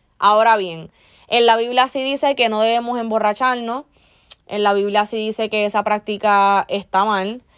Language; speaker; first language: Spanish; early bilingual, heritage; Spanish